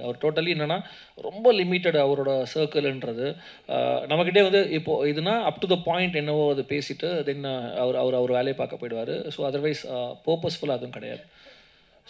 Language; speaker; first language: Tamil; native; Tamil